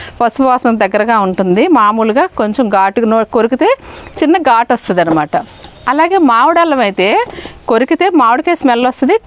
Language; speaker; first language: Telugu; native; Telugu